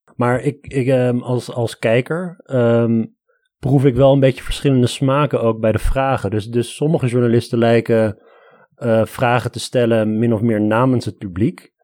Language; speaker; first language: Dutch; early bilingual, other home language; Armenian